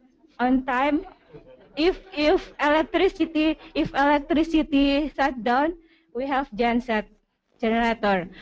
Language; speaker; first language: English; non-native, learner; Indonesian